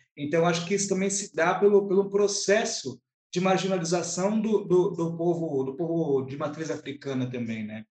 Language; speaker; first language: Portuguese; native; Portuguese